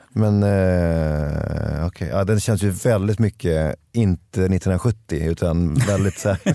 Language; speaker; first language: Swedish; native; Swedish